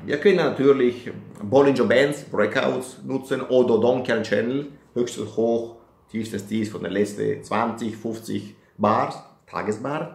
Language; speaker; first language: German; non-native, fluent; Italian